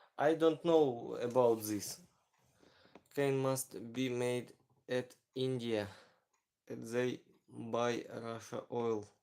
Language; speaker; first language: English; non-native, learner; Ukrainian